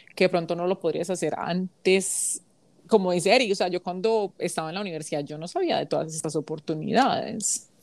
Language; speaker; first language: Spanish; early bilingual, heritage; Spanish